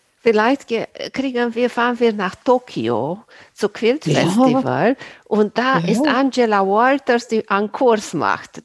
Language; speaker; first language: German; non-native, fluent; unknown